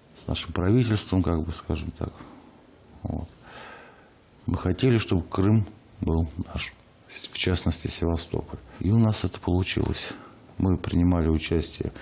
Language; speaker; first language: Russian; native; Russian